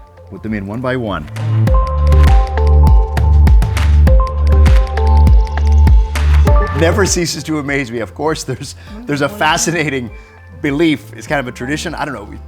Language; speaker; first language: English; native; English